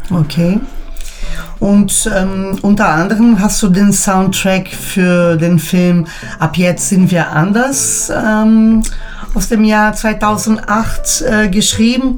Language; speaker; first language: German; native; German